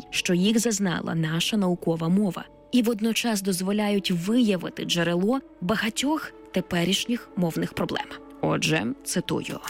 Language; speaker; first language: Ukrainian; native; Ukrainian